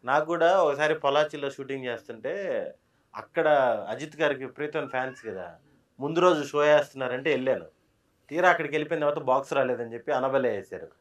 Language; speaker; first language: Telugu; native; Telugu